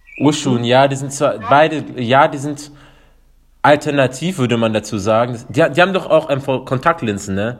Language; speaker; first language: German; native; German